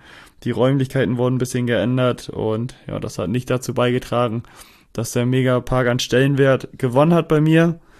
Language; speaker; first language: German; native; German